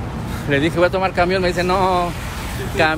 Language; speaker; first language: Spanish; native; Spanish